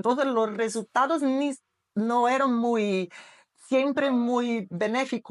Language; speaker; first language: Spanish; non-native, fluent; Portuguese